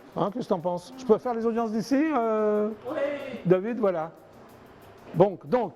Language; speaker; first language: French; native; French